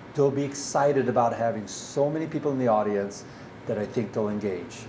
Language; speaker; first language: English; early bilingual, other home language; Dutch